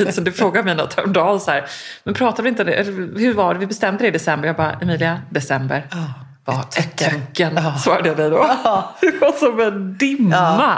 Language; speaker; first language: Swedish; native; Swedish